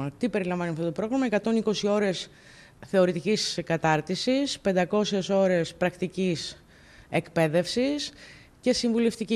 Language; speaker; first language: Greek; native; Greek